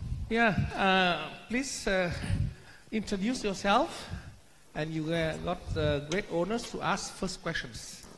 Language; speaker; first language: English; non-native, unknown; Vietnamese